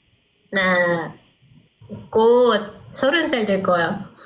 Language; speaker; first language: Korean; non-native, learner; Filipino